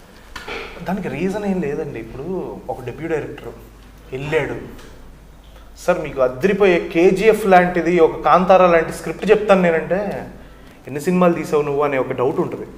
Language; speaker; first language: Telugu; native; Telugu